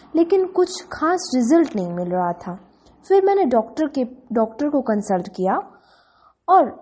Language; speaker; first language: Hindi; non-native, local second language; Gujarati